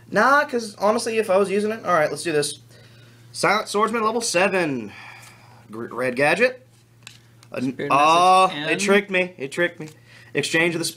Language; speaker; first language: English; native; English